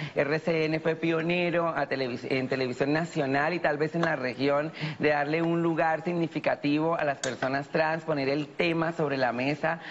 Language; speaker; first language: Spanish; native; Spanish